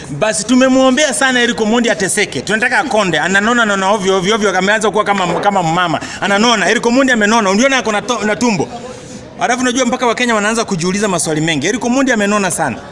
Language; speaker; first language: Swahili; native; Swahili